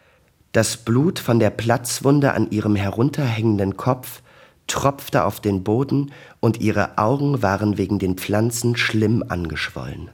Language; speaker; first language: German; native; German